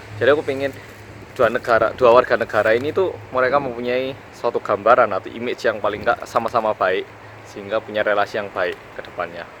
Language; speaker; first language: Indonesian; early bilingual, other home language; Korean